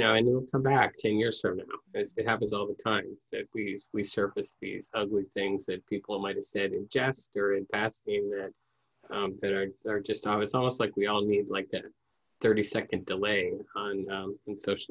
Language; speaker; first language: English; native; English